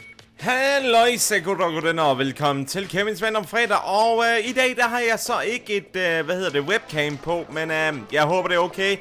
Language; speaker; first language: Danish; native; Danish